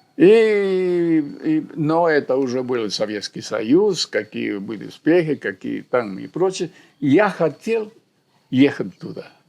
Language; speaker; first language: Russian; non-native, fluent; Spanish